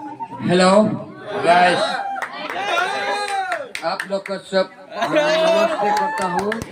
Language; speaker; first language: Hindi; non-native, local second language; Bodo